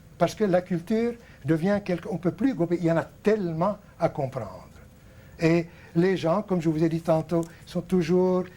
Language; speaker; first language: French; non-native, local second language; Arabic